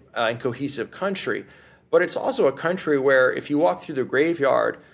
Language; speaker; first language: English; native; English